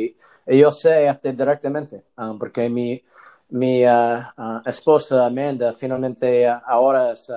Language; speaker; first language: Spanish; non-native, learner; English